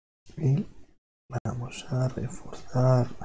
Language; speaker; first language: Spanish; non-native, local second language; Catalan